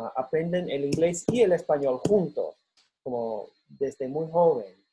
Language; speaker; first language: Spanish; non-native, fluent; English